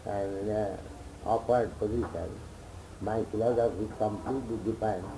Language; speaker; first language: English; non-native, local second language; Hindi